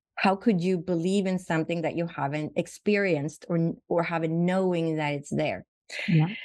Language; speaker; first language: English; non-native, fluent; Swedish